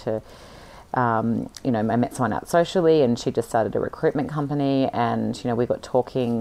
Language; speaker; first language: English; native; English